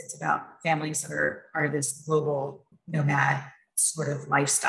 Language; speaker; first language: English; native; English